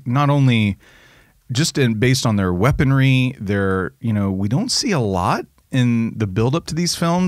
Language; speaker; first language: English; native; English